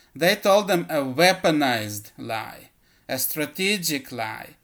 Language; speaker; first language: English; early bilingual, other home language; Russian